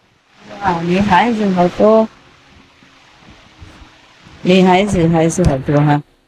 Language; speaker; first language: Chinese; non-native, fluent; Vietnamese